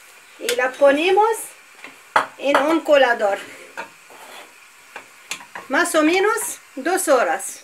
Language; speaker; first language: Spanish; non-native, fluent; Arabic